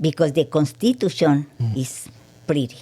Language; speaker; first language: English; non-native, learner; Spanish